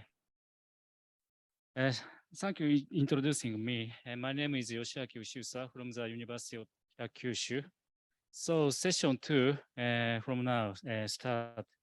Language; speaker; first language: English; non-native, learner; Japanese